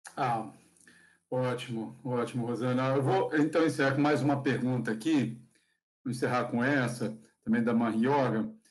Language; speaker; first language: Portuguese; native; Portuguese